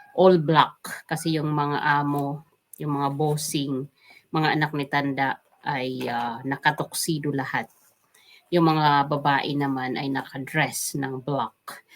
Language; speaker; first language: Filipino; native; Filipino